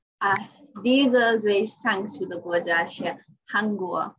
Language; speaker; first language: Chinese; non-native, learner; English